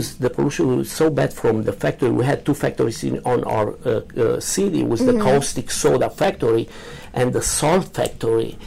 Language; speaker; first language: English; non-native, learner; Romanian